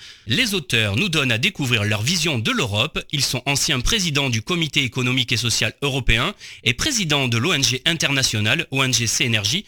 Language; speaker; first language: French; native; French